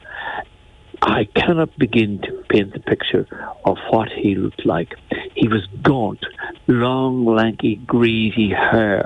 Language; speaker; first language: English; native; English